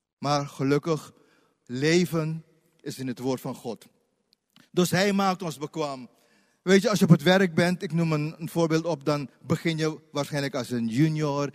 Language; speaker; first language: Dutch; native; Dutch